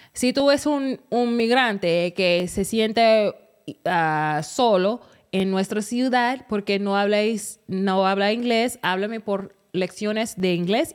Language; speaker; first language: Spanish; non-native, fluent; English